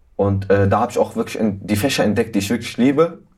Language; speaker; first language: German; early bilingual, other home language; Arabic